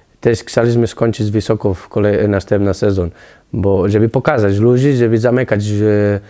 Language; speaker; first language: Polish; non-native, learner; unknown